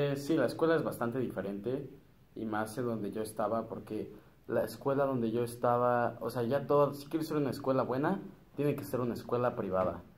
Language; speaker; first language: Spanish; native; Spanish